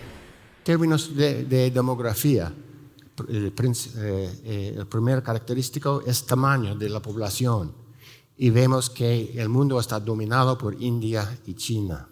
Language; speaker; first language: Spanish; non-native, fluent; English